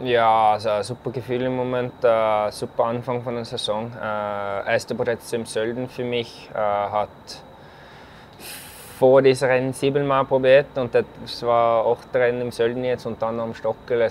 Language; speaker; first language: German; non-native, fluent; Norwegian